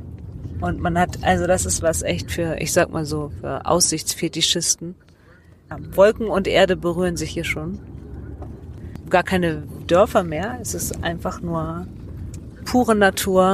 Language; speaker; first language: German; native; German